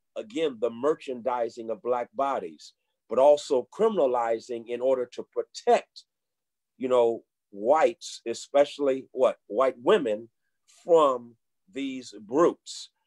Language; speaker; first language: English; native; English